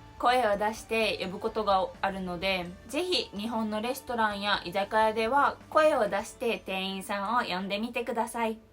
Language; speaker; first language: Japanese; native; Japanese